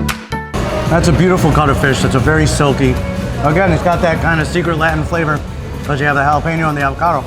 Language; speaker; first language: English; native; English